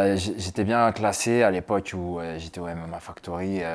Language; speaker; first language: French; native; French